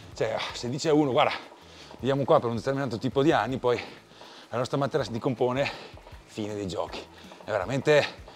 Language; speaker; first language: Italian; non-native, local second language; Venetian